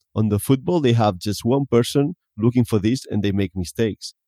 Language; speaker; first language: English; non-native, fluent; Spanish